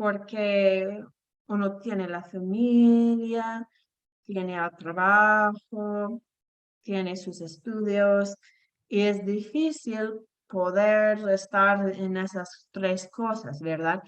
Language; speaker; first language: Spanish; non-native, fluent; English